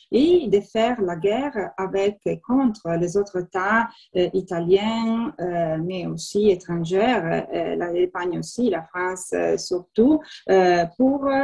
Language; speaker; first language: French; non-native, learner; Italian